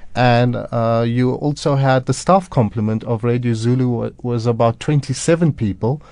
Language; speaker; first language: English; native; English